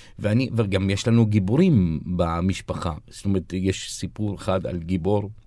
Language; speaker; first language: Hebrew; non-native, local second language; Arabic